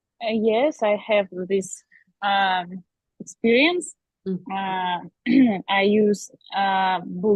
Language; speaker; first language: English; non-native, learner; Russian